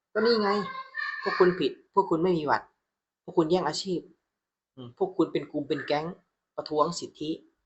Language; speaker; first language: Thai; non-native, fluent; Burmese